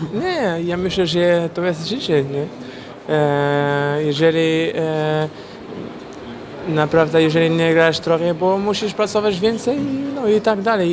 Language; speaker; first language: Polish; non-native, fluent; Portuguese